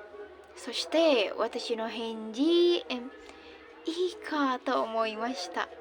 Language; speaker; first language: Japanese; non-native, learner; Indonesian